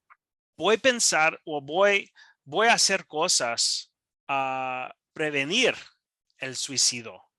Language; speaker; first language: Spanish; non-native, learner; English